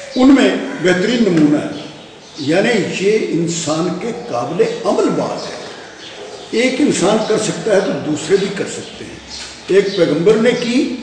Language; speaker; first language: Urdu; non-native, local second language; Punjabi